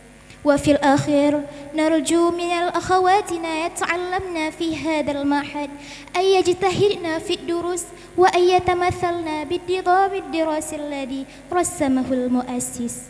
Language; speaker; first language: Arabic; non-native, learner; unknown